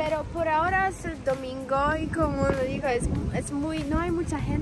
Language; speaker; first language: Spanish; non-native, learner; Polish